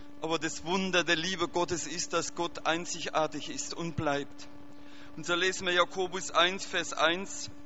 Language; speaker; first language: German; native; German